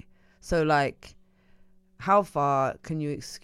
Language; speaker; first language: English; native; English